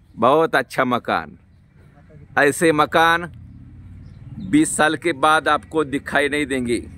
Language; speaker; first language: Hindi; non-native, local second language; Marathi